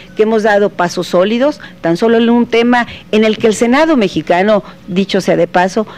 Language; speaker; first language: Spanish; native; Spanish